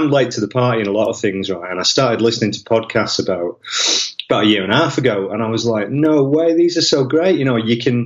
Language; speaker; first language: English; native; English